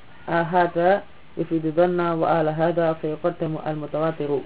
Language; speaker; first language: Arabic; non-native, fluent; Indonesian